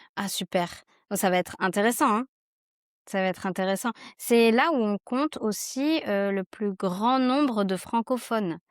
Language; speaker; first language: French; native; French